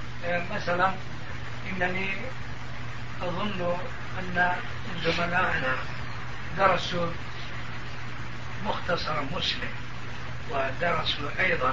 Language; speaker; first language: Arabic; non-native, fluent; Turkish